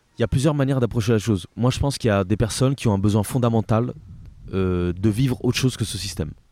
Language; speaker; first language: French; non-native, fluent; Italian